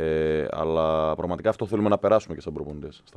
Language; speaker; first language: Greek; native; Greek